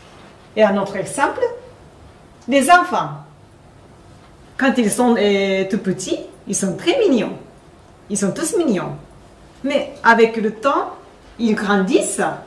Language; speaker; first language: French; non-native, fluent; Japanese